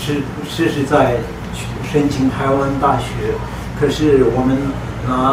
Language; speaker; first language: Chinese; non-native, learner; Tibetan